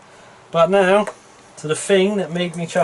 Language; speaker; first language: English; native; English